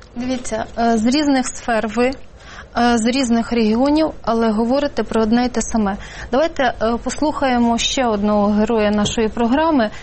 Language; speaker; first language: Ukrainian; native; Ukrainian